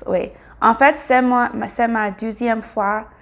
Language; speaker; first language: French; non-native, learner; English